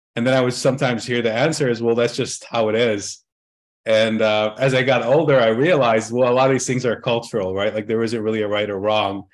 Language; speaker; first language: English; early bilingual, other home language; Arabic